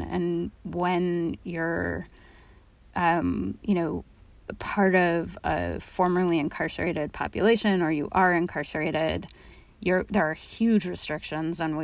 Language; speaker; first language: English; native; English